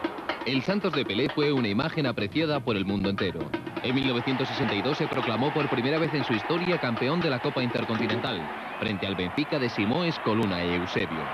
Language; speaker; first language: Spanish; native; Spanish